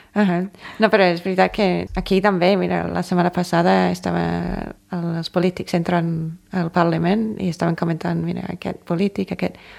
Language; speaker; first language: Catalan; non-native, fluent; English